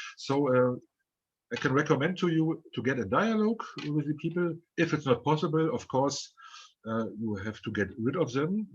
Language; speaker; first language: English; non-native, fluent; German